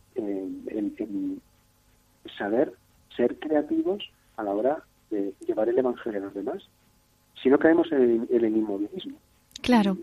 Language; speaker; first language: Spanish; native; Spanish